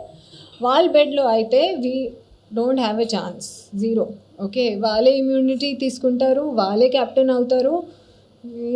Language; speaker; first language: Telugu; non-native, learner; Hindi